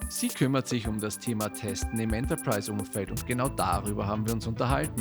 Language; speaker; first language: German; native; German